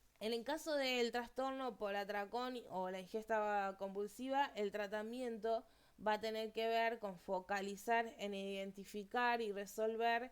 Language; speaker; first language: Spanish; native; Spanish